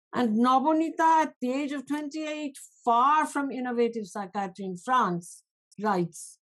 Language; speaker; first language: English; non-native, local second language; Bangla